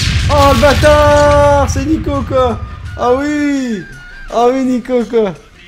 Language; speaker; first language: French; native; French